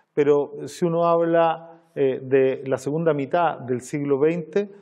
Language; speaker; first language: Spanish; native; Spanish